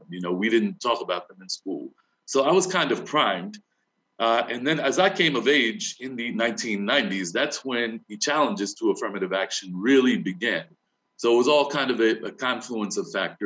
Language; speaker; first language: English; native; English